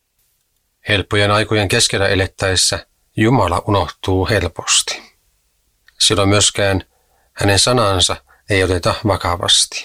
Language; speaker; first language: Finnish; native; Finnish